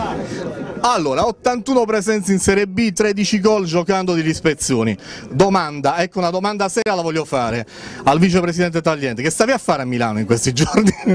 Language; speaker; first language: Italian; native; Italian